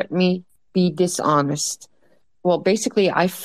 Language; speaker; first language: English; non-native, fluent; Dutch